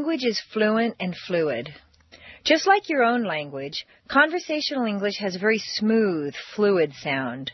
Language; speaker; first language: English; native; English